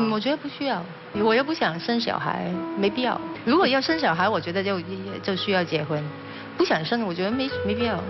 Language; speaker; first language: Chinese; non-native, local second language; Cantonese